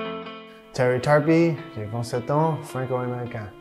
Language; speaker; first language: French; non-native, fluent; English